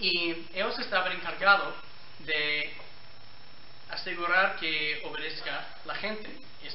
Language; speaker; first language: Spanish; non-native, fluent; English